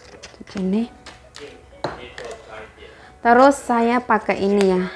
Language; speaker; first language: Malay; non-native, local second language; Javanese